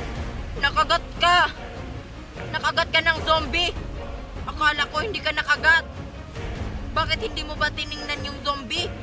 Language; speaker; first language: Filipino; native; Filipino